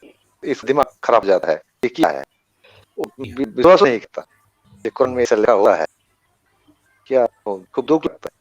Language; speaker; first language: Hindi; non-native, learner; Bangla